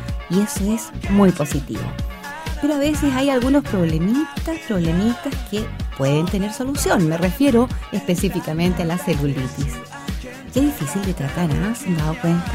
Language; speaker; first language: Spanish; native; Spanish